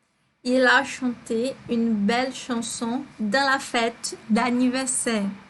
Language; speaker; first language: French; non-native, fluent; Portuguese